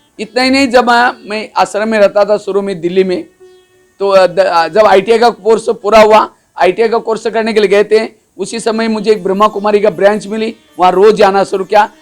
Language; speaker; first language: Hindi; non-native, local second language; Marathi